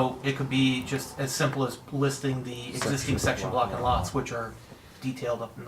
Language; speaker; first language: English; native; English